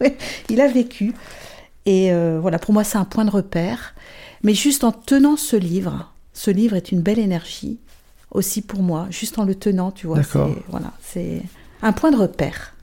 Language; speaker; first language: French; native; French